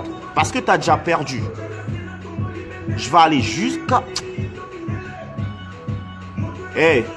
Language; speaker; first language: French; non-native, local second language; Lingala